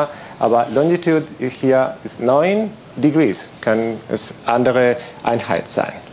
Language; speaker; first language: German; non-native, learner; Spanish